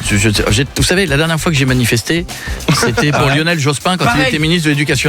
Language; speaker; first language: French; native; French